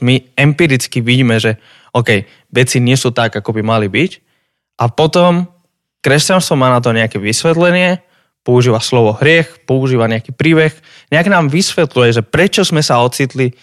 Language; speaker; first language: Slovak; native; Slovak